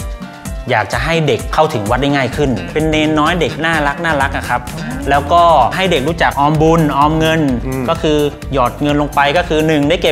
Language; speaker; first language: Thai; native; Thai